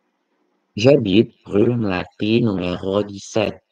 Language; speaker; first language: French; non-native, learner; Indonesian